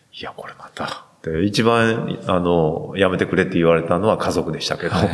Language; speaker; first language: Japanese; native; Japanese